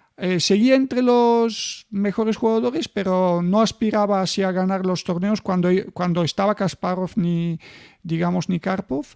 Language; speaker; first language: Spanish; non-native, fluent; Bulgarian